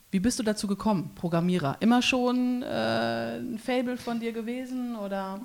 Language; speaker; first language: German; native; German